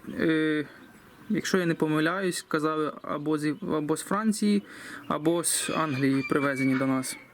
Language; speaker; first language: Ukrainian; native; Ukrainian